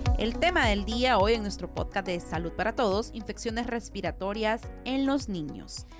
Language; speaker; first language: Spanish; native; Spanish